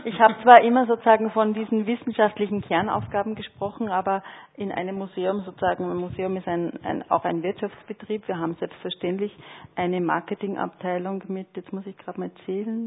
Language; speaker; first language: German; native; German